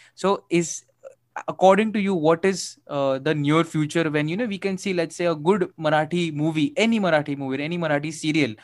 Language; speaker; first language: English; non-native, local second language; Marathi